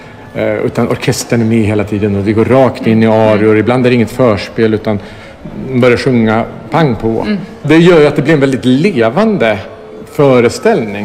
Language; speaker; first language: Swedish; native; Swedish